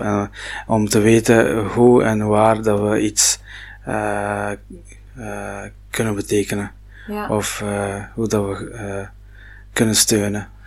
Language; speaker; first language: Dutch; non-native, local second language; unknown